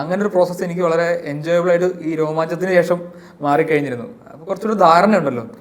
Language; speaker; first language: Malayalam; native; Malayalam